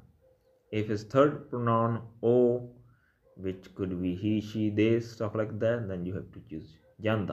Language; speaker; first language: English; non-native, local second language; Punjabi